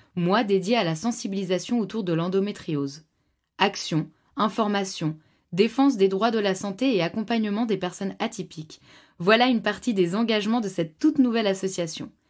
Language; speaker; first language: French; native; French